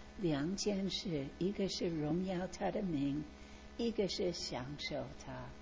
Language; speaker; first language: Chinese; non-native, fluent; English